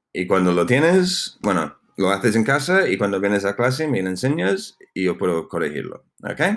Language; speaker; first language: Spanish; non-native, fluent; English